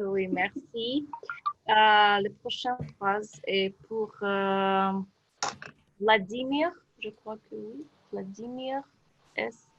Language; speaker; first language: French; non-native, learner; Russian